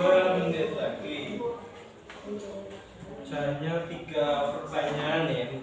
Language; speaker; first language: Indonesian; native; Indonesian